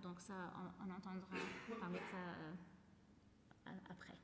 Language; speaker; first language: French; non-native, fluent; English